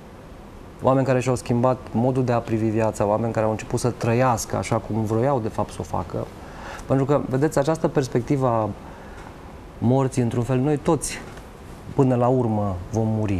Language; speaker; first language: Romanian; native; Romanian